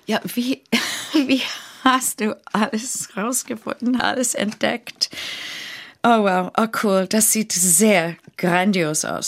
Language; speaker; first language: German; non-native, fluent; English